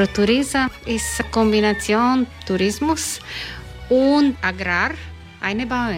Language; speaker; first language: German; non-native, learner; Croatian